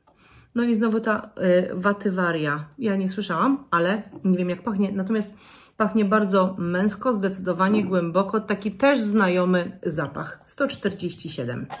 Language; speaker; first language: Polish; native; Polish